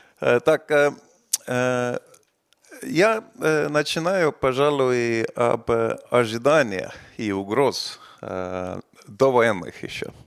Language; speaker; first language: Russian; non-native, fluent; Estonian